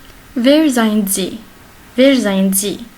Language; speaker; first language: German; non-native, learner; Arabic